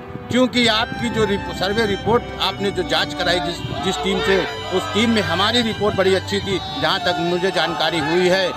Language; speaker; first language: Hindi; native; Hindi